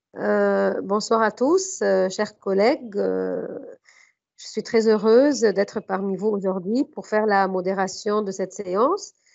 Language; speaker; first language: French; non-native, fluent; Arabic